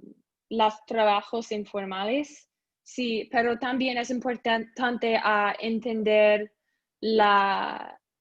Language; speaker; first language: Spanish; non-native, learner; English